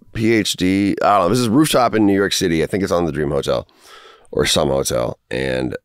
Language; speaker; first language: English; native; English